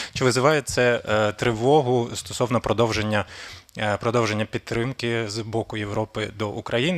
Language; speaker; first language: Ukrainian; non-native, local second language; Russian